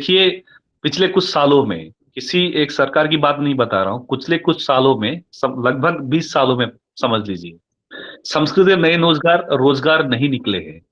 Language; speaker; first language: Hindi; non-native, local second language; Nepali